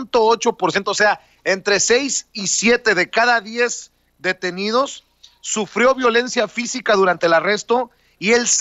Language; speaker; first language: Spanish; native; Spanish